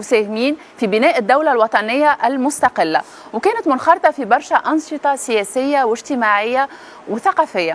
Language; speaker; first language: Arabic; native; Arabic